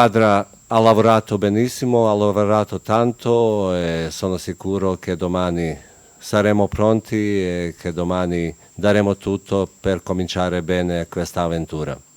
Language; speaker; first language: Italian; non-native, fluent; Bosnian